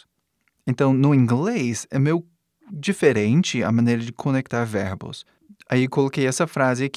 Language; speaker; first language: Portuguese; non-native, fluent; English